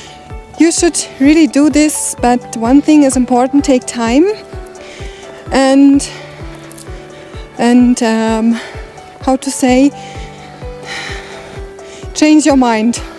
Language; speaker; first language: English; non-native, learner; German